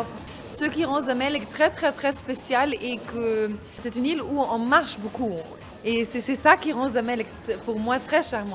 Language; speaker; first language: French; non-native, fluent; Arabic